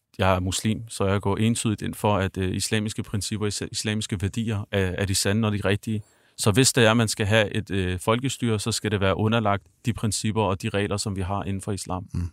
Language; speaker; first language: Danish; early bilingual, other home language; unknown